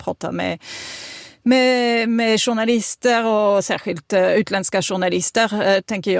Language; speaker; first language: Swedish; non-native, fluent; French